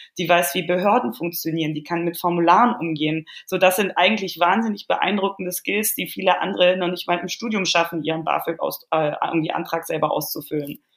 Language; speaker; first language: German; early bilingual, other home language; Polish